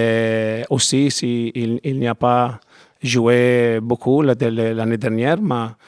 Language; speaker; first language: French; non-native, learner; Italian